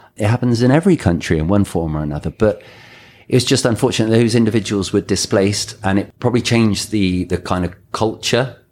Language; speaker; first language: English; native; English